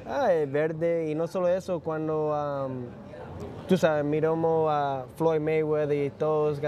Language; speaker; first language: Spanish; early bilingual, heritage; English